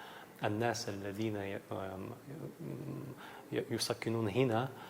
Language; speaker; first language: Arabic; non-native, learner; Dutch